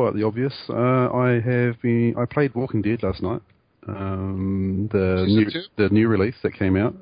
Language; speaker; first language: English; native; English